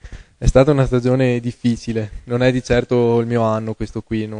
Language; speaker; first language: Italian; native; Italian